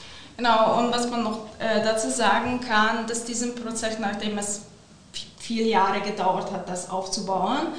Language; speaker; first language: German; non-native, fluent; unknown